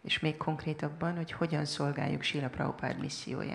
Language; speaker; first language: Hungarian; native; Hungarian